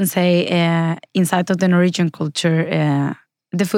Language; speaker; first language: English; non-native, fluent; Spanish